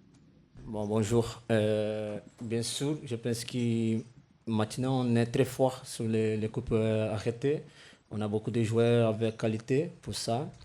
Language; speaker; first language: French; non-native, fluent; Portuguese